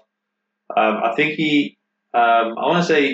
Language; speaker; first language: English; non-native, fluent; Polish